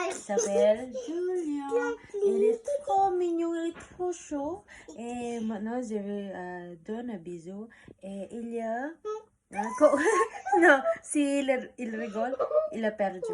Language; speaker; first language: French; non-native, learner; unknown